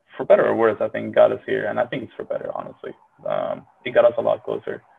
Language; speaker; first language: English; non-native, fluent; Arabic